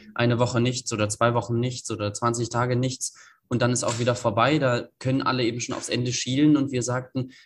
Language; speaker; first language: German; native; German